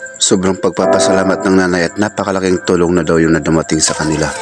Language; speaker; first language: Filipino; non-native, local second language; Bikol